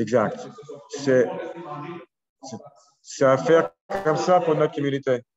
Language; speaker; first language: French; non-native, local second language; English